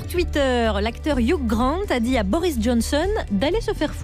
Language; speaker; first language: French; native; French